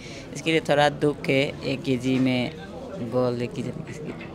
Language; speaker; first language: Hindi; non-native, local second language; Manipuri